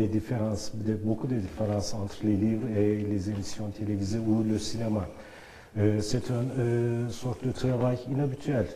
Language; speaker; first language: French; non-native, learner; Turkish